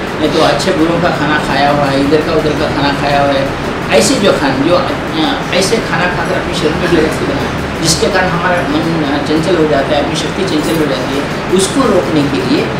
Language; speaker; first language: Hindi; native; Hindi